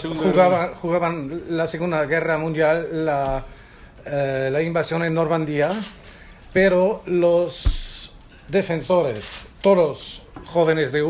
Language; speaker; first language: Spanish; non-native, fluent; German